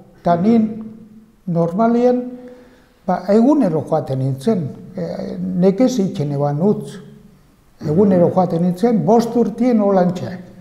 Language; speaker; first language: Basque; native; Basque